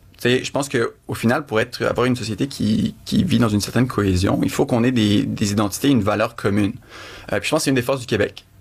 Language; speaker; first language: French; early bilingual, other home language; Arabic